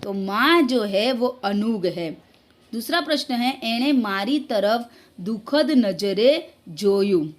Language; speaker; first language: Hindi; non-native, local second language; Gujarati